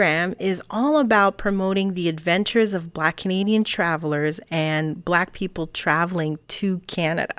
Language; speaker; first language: English; native; English